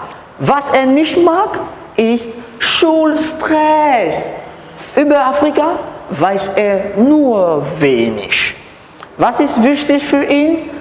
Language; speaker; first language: German; non-native, fluent; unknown